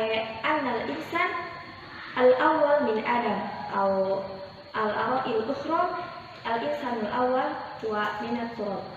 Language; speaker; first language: Arabic; non-native, learner; Indonesian